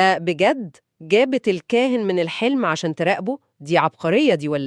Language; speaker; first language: Arabic; native; Arabic